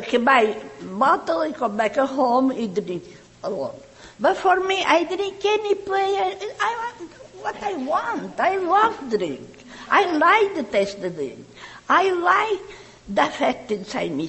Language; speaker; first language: English; non-native, learner; Catalan